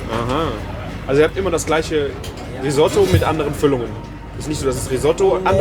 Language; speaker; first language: German; native; German